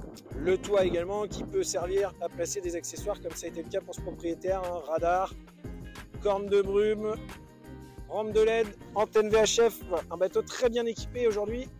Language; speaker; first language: French; native; French